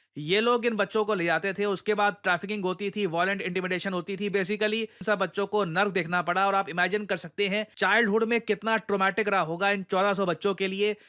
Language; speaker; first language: Hindi; native; Hindi